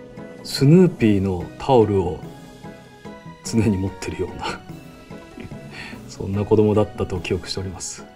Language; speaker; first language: Japanese; native; Japanese